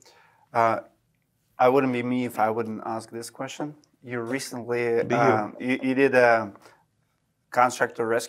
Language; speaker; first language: English; non-native, fluent; Russian